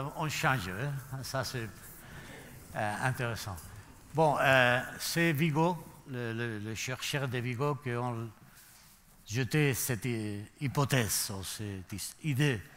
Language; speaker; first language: French; non-native, learner; Spanish